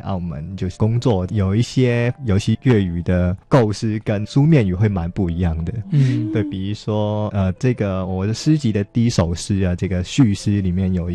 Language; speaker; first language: Chinese; non-native, local second language; Cantonese